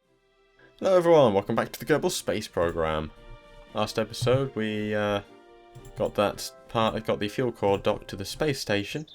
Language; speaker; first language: English; native; English